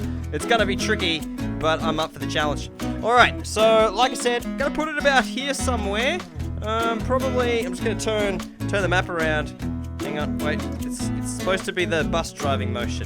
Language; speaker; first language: English; native; English